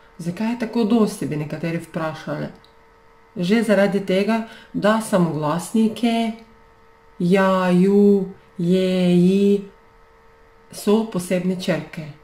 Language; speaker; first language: Slovenian; non-native, fluent; Russian